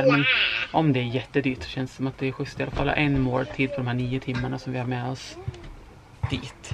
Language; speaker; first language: Swedish; native; Swedish